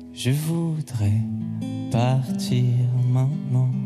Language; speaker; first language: French; native; French